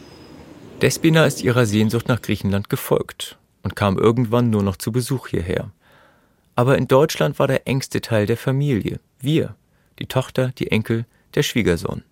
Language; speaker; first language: German; native; German